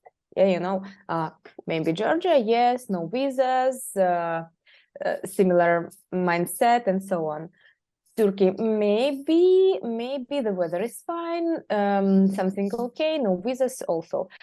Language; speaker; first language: English; non-native, fluent; Russian